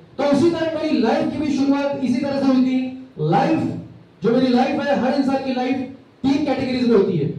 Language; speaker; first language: Hindi; native; Hindi